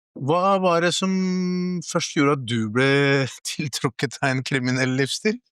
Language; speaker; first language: Norwegian; early bilingual, other home language; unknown